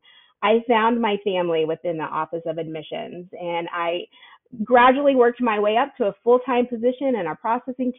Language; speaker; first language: English; native; English